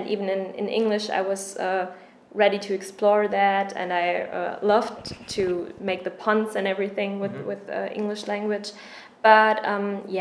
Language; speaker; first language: English; non-native, fluent; German